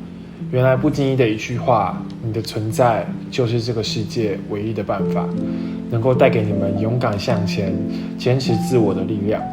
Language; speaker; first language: Chinese; native; Chinese